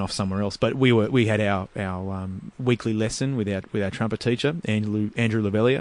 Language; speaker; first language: English; native; English